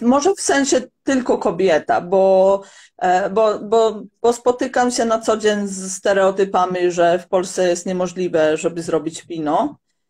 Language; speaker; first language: Polish; non-native, fluent; Croatian